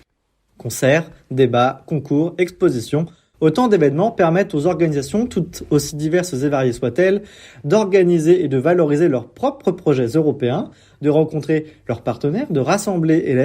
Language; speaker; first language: French; native; French